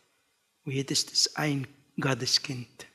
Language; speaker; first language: German; non-native, learner; Arabic